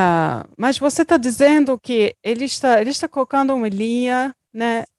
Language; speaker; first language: Portuguese; non-native, learner; Turkish